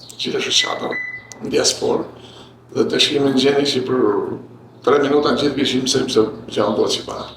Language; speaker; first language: Albanian; native; Albanian